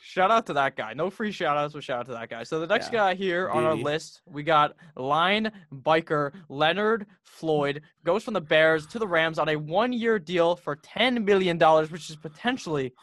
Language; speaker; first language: English; native; English